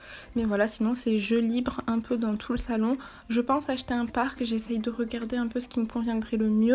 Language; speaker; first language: French; native; French